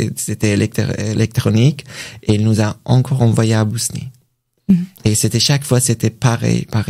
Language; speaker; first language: French; non-native, learner; Persian